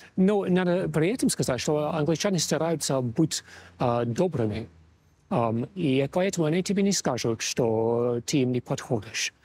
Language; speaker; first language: Russian; non-native, fluent; English